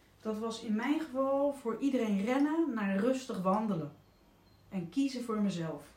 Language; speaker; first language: Dutch; native; Dutch